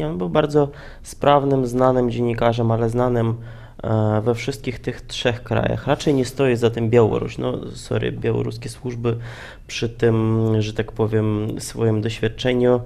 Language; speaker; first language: Polish; non-native, fluent; Ukrainian